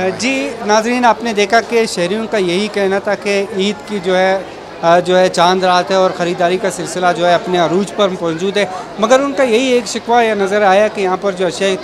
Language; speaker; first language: Urdu; non-native, local second language; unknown